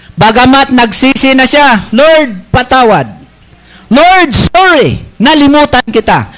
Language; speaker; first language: Filipino; non-native, local second language; Bikol